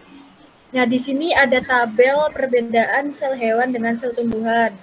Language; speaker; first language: Indonesian; native; Indonesian